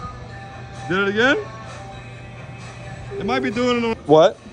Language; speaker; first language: English; native; English